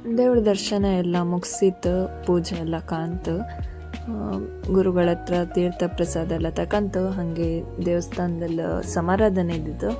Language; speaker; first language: Kannada; non-native, local second language; Konkani